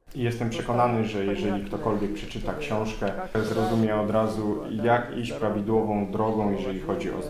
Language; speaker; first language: Polish; non-native, fluent; Russian